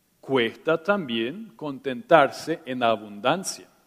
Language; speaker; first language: Spanish; non-native, local second language; German